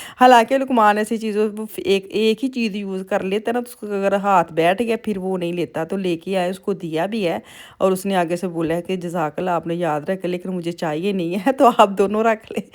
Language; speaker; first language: Urdu; non-native, local second language; Punjabi